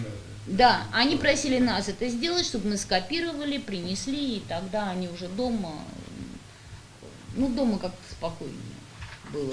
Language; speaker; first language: Russian; native; Russian